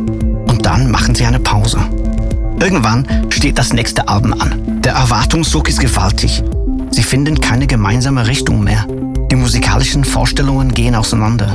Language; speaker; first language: German; native; German